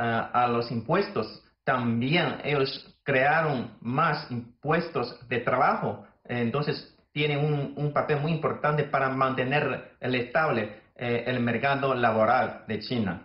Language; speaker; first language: Spanish; non-native, fluent; Chinese